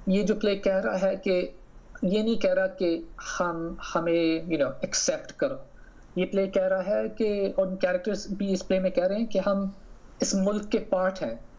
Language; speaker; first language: Hindi; early bilingual, heritage; English